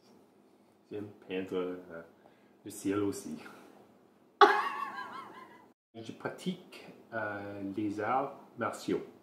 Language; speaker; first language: French; non-native, local second language; English